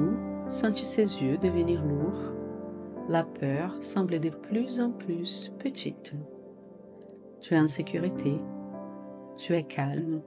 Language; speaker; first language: French; non-native, fluent; Portuguese